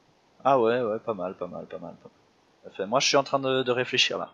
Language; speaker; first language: French; native; French